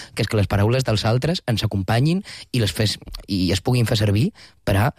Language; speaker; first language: Catalan; non-native, local second language; Spanish